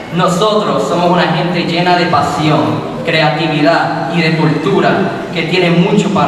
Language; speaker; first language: Spanish; early bilingual, heritage; Spanish